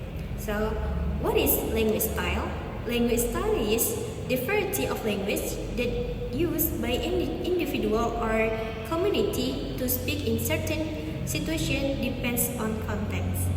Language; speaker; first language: English; non-native, learner; Minangkabau